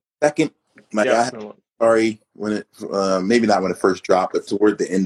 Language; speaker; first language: English; native; English